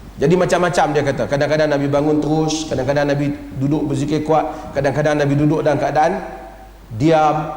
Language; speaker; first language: Malay; native; Malay